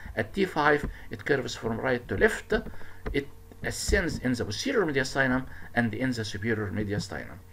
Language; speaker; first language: English; non-native, fluent; Arabic